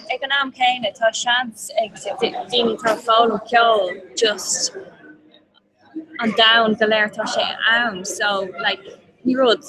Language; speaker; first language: Irish; non-native, local second language; English